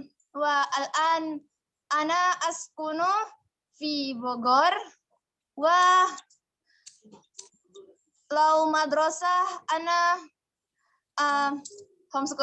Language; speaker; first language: Arabic; non-native, learner; Indonesian